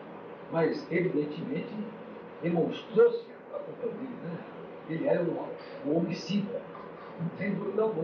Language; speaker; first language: Portuguese; native; Portuguese